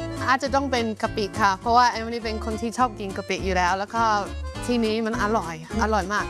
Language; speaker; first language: Thai; non-native, fluent; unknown